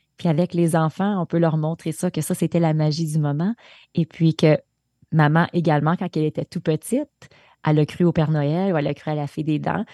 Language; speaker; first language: French; native; French